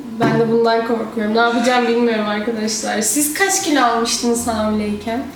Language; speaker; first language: Turkish; native; Turkish